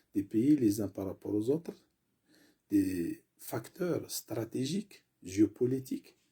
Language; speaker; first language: French; non-native, local second language; Arabic